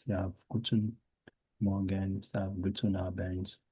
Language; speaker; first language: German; non-native, fluent; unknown